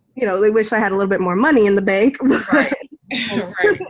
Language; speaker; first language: English; native; English